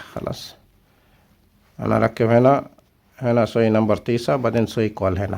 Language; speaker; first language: Arabic; non-native, learner; Bangla